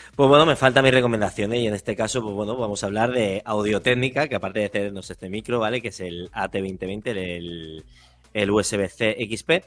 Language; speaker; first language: Spanish; native; Spanish